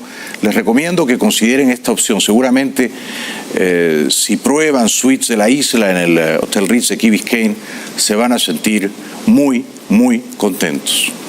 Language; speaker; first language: Spanish; native; Spanish